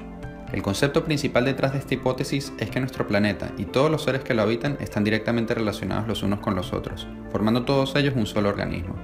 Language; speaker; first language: Spanish; native; Spanish